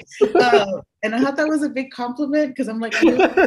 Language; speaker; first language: English; early bilingual, other home language; Spanish